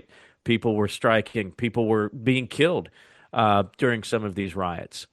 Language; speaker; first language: English; native; English